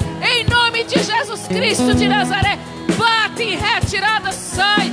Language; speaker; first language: Portuguese; native; Portuguese